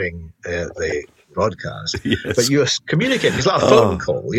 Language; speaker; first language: English; native; English